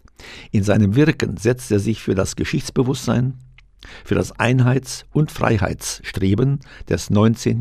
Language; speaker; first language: German; native; German